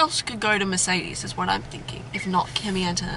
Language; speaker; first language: English; native; English